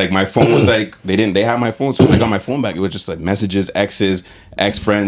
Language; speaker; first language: English; native; English